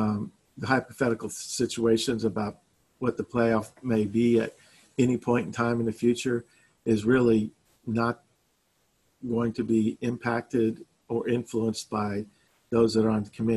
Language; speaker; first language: English; native; English